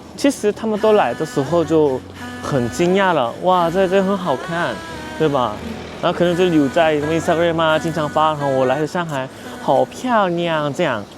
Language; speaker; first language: Chinese; non-native, fluent; Korean